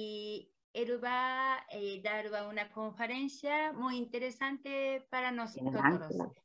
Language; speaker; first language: Spanish; non-native, learner; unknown